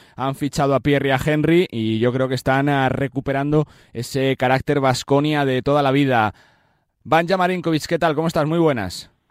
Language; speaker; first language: Spanish; native; Spanish